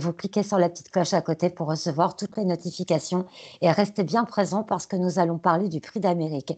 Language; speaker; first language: French; native; French